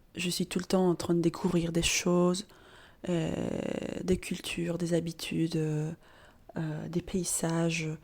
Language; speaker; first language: French; non-native, fluent; Spanish